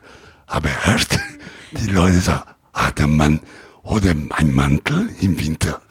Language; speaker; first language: German; non-native, learner; Italian